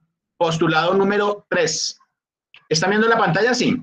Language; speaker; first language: Spanish; native; Spanish